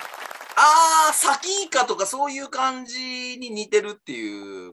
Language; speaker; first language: Japanese; native; Japanese